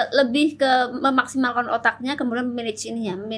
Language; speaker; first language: Indonesian; native; Indonesian